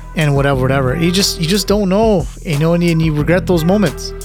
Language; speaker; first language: English; early bilingual, other home language; Punjabi